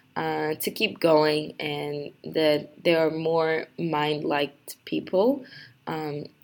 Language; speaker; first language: English; non-native, fluent; Portuguese